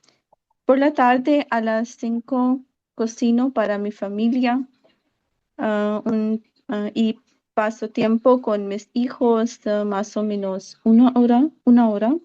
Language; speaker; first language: Spanish; non-native, learner; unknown